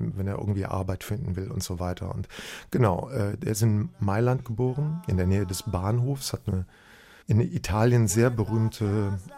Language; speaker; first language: German; native; German